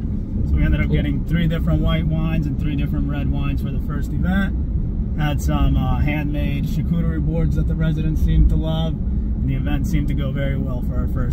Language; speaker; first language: English; native; English